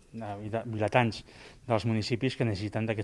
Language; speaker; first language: Catalan; native; Catalan